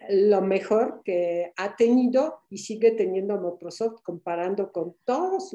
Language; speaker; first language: Spanish; non-native, fluent; Polish